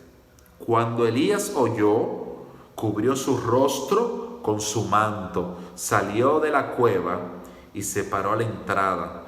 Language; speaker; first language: Spanish; native; Spanish